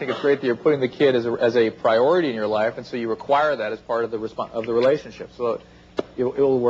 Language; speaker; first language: English; native; English